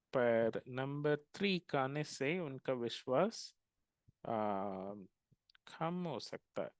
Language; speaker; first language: Hindi; non-native, local second language; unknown